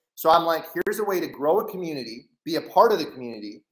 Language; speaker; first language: English; native; English